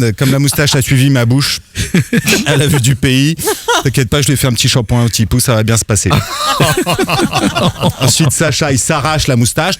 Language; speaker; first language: French; native; French